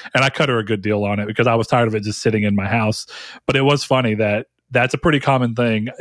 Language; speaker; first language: English; native; English